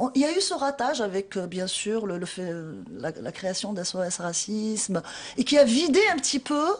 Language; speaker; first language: French; non-native, local second language; Arabic